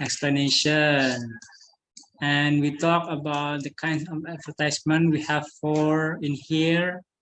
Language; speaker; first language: English; non-native, learner; Indonesian